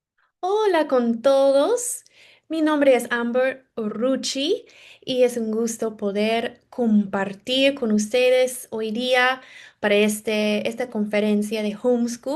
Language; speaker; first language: Spanish; non-native, fluent; English